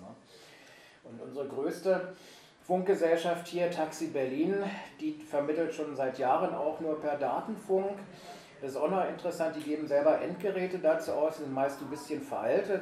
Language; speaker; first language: German; native; German